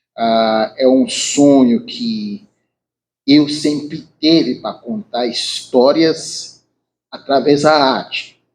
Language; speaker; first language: Portuguese; non-native, learner; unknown